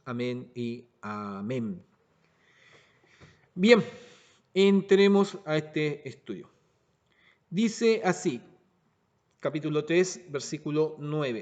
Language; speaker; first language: Spanish; native; Spanish